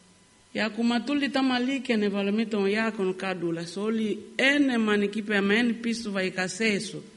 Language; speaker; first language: Finnish; non-native, learner; Lingala